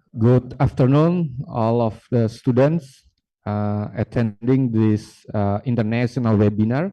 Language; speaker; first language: English; non-native, fluent; Indonesian